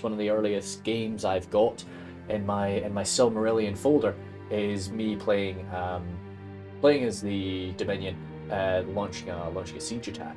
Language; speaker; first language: English; native; English